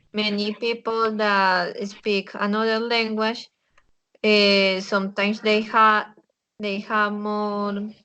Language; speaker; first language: English; non-native, learner; Spanish